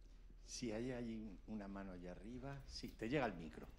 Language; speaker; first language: Spanish; native; Spanish